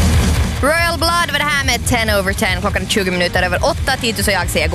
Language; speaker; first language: Swedish; native; Swedish